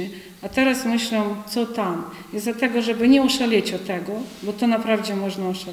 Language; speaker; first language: Polish; non-native, fluent; Ukrainian